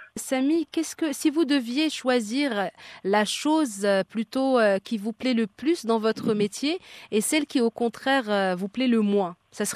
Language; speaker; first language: French; native; French